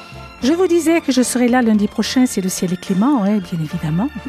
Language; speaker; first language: French; native; French